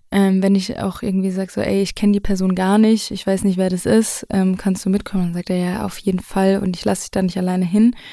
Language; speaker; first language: German; native; German